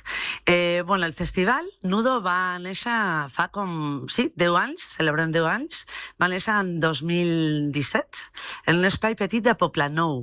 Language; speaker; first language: Catalan; non-native, local second language; Spanish